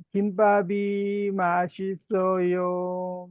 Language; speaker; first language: Korean; native; Korean